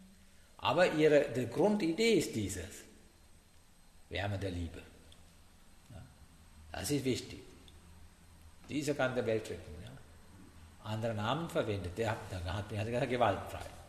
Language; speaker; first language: German; non-native, learner; Sinhala